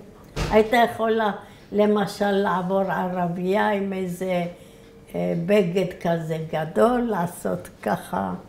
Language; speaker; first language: Hebrew; early bilingual, other home language; Arabic